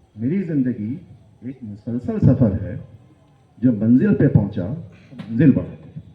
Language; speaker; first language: Hindi; non-native, local second language; Bangla